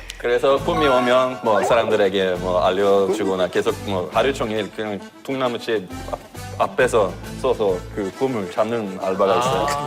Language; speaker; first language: Korean; non-native, fluent; Norwegian